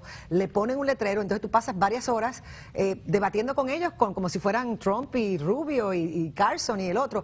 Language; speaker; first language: Spanish; native; Spanish